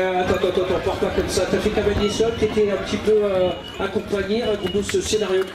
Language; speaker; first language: French; native; French